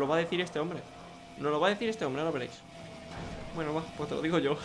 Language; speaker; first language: Spanish; native; Spanish